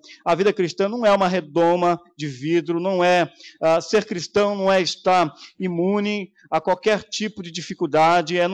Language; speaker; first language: Portuguese; native; Portuguese